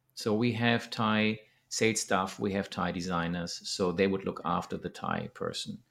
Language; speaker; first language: English; non-native, fluent; German